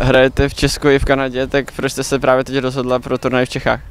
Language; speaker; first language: Czech; native; Czech